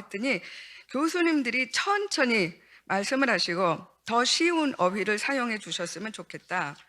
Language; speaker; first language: Korean; native; Korean